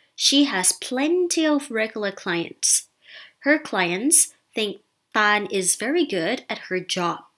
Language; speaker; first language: English; non-native, fluent; Thai